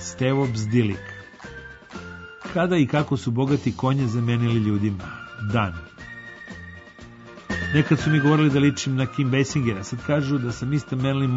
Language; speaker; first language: Croatian; native; Croatian